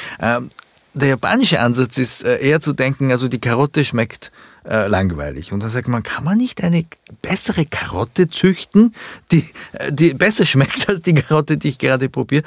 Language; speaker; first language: German; early bilingual, other home language; Japanese